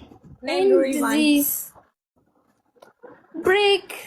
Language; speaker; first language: English; non-native, learner; Amharic